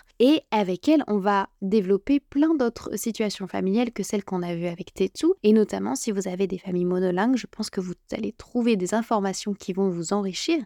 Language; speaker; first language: French; native; French